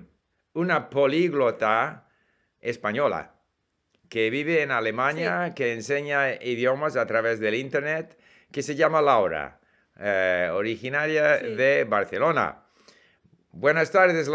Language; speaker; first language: Spanish; non-native, fluent; English